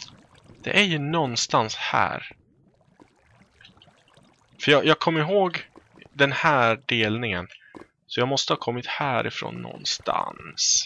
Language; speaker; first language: Swedish; native; Swedish